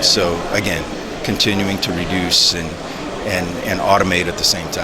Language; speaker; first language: English; native; English